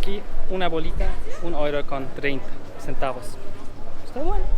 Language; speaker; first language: Spanish; non-native, learner; German